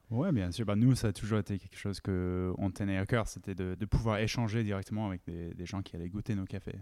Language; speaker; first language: French; non-native, fluent; English